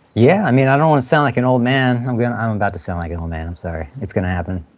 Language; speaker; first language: English; native; English